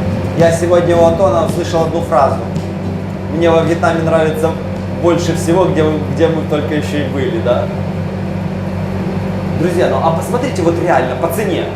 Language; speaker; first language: Russian; native; Russian